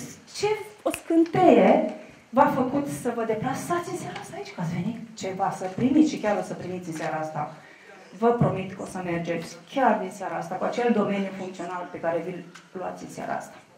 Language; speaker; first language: Romanian; native; Romanian